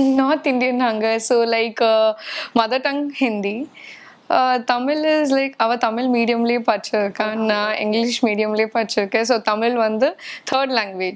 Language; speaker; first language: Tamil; non-native, local second language; Hindi